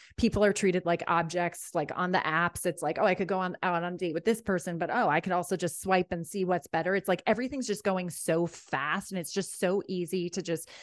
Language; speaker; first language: English; native; English